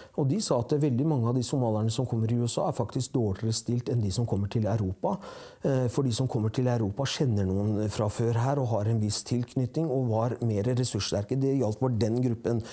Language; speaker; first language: Norwegian; early bilingual, other home language; Persian